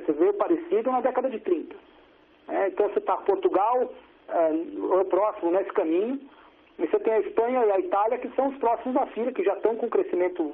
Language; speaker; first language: Portuguese; native; Portuguese